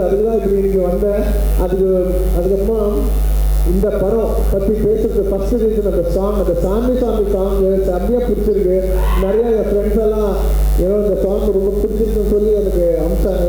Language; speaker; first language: Tamil; non-native, local second language; Telugu